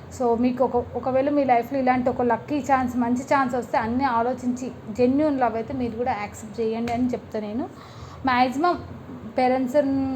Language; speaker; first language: Telugu; native; Telugu